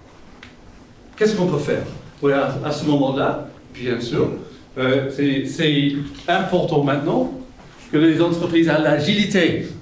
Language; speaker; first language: French; non-native, fluent; English